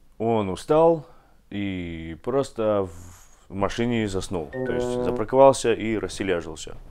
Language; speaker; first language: Russian; non-native, fluent; English